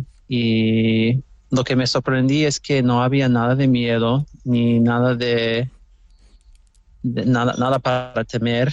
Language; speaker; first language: Spanish; non-native, fluent; English